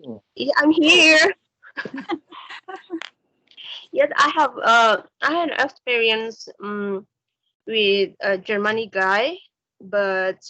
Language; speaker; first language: English; non-native, learner; Indonesian